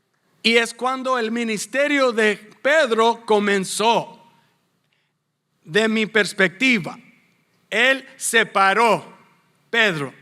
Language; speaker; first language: Spanish; non-native, fluent; English